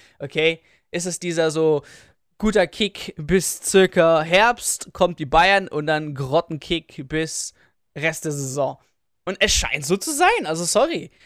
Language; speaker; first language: German; early bilingual, other home language; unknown